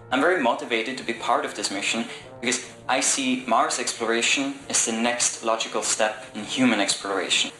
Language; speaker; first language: English; non-native, fluent; German